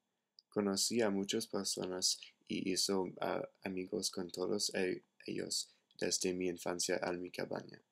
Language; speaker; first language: Spanish; non-native, learner; English